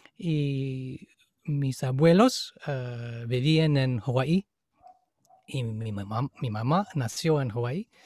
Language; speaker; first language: Spanish; non-native, fluent; English